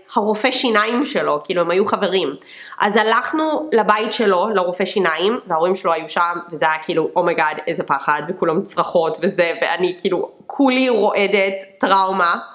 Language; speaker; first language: Hebrew; non-native, fluent; English